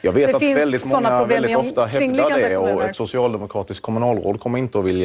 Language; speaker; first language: Swedish; native; Swedish